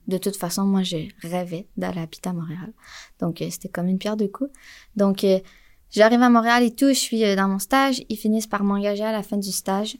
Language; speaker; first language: French; native; French